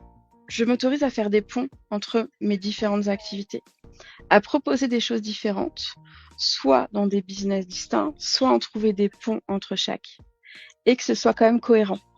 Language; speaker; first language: French; native; French